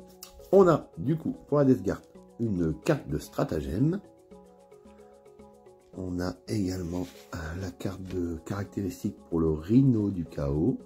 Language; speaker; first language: French; native; French